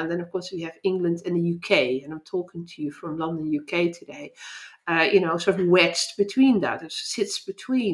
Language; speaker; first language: English; non-native, fluent; Dutch